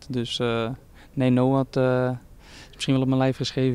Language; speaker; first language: Dutch; native; Dutch